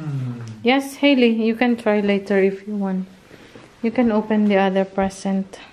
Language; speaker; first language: English; non-native, local second language; Filipino